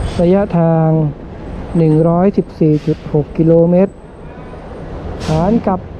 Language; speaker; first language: Thai; native; Thai